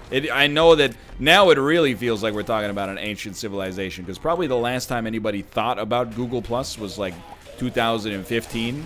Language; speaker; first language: English; native; English